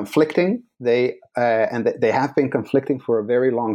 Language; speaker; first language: English; non-native, fluent; Dutch